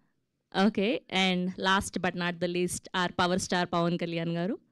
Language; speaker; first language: Telugu; native; Telugu